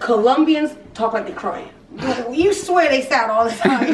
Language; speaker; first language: English; native; English